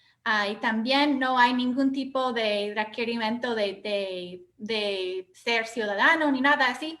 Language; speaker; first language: Spanish; non-native, fluent; English